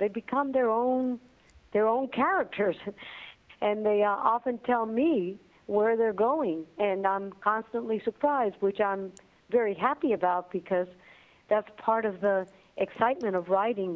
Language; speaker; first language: English; non-native, fluent; Spanish